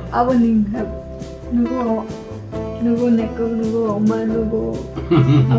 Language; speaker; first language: Korean; non-native, learner; Spanish